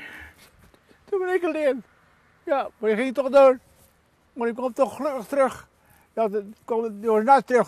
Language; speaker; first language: Dutch; native; Dutch